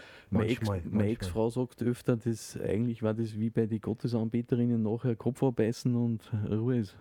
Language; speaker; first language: German; native; German